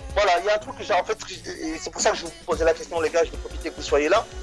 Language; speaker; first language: French; native; French